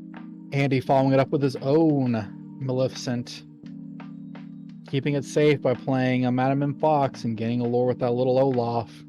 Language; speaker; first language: English; native; English